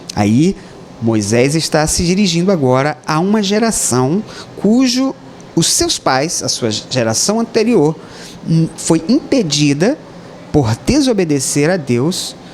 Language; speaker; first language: Portuguese; native; Portuguese